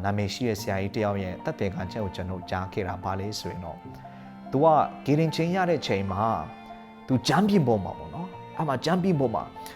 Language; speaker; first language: Burmese; non-native, local second language; Hakha Chin